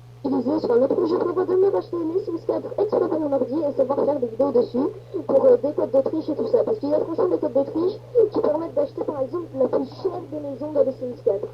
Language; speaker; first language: French; native; French